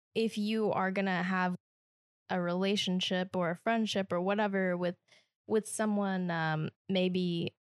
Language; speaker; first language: English; native; English